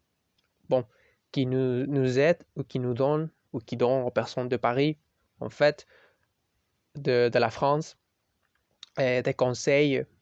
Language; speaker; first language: French; non-native, learner; Spanish